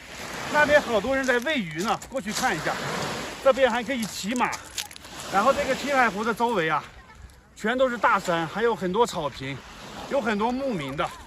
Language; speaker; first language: Chinese; native; Chinese